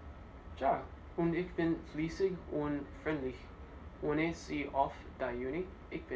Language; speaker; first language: German; non-native, learner; English